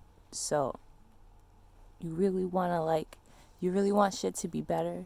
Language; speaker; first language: English; native; English